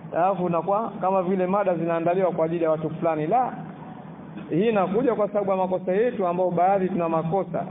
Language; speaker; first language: Swahili; native; Swahili